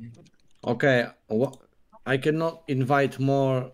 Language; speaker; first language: English; non-native, learner; Polish